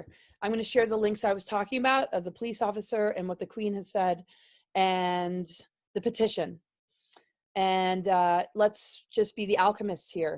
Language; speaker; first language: English; native; English